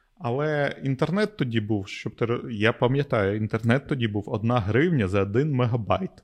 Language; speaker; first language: Ukrainian; non-native, local second language; Russian